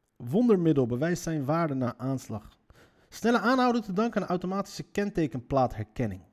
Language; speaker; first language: Dutch; early bilingual, other home language; Riffian